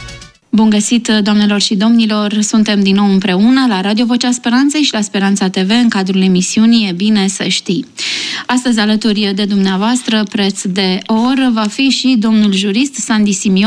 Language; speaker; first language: Romanian; native; Romanian